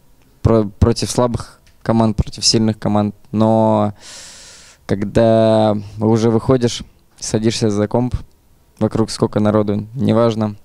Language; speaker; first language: Russian; native; Russian